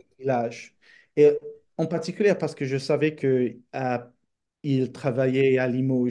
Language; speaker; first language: French; non-native, fluent; English